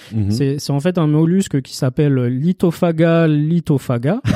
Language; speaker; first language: French; native; French